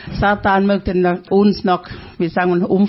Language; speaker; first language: German; non-native, fluent; Thai